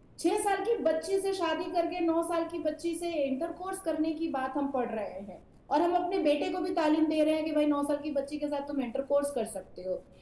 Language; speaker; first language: Hindi; native; Hindi